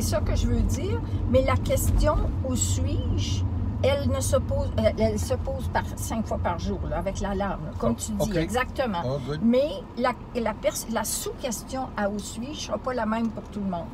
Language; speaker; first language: French; native; French